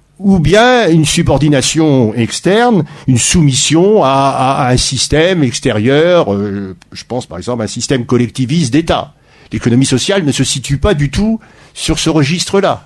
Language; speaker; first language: French; native; French